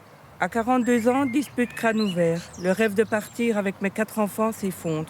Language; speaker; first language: French; native; French